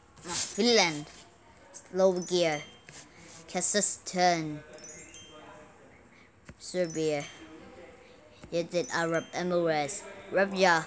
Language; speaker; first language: English; non-native, learner; Thai